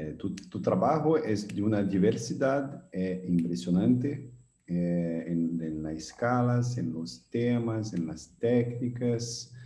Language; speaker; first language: Spanish; non-native, fluent; Portuguese